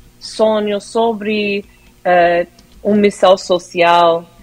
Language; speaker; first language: Portuguese; non-native, fluent; English